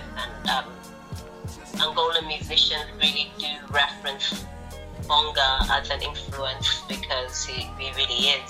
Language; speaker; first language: English; non-native, fluent; Portuguese